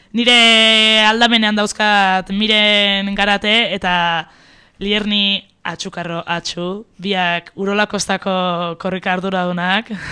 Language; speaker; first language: Basque; native; Basque